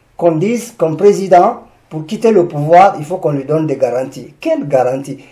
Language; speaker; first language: French; non-native, local second language; Susu